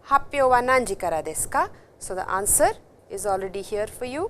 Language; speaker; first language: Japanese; non-native, fluent; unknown